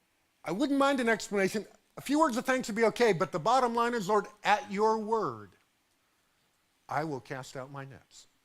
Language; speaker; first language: English; native; English